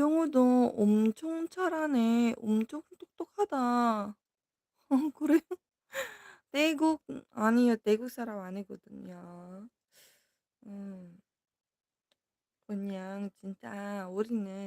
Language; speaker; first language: Korean; non-native, fluent; Filipino